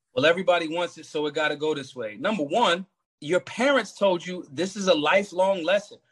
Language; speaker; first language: English; native; English